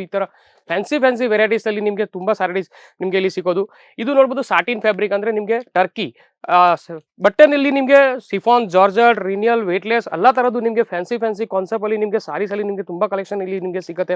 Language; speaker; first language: Kannada; non-native, local second language; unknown